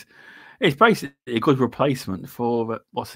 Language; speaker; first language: English; native; English